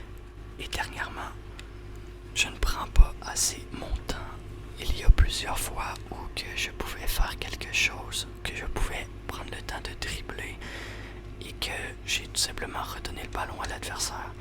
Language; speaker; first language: French; native; French